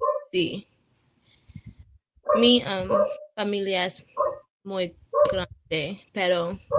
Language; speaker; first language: Spanish; non-native, learner; English